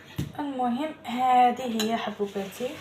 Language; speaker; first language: Arabic; native; Arabic